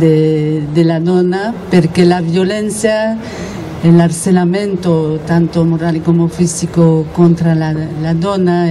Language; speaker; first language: Italian; non-native, learner; Spanish